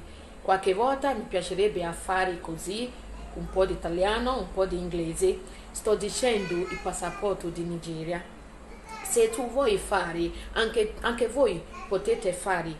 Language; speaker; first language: Italian; non-native, learner; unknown